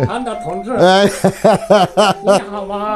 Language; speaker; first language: Chinese; non-native, fluent; Japanese